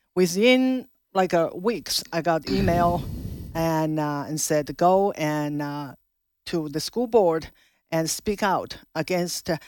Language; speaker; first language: English; non-native, fluent; Chinese